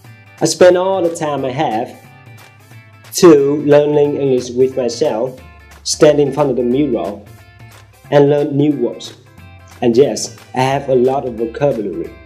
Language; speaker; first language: English; non-native, learner; Vietnamese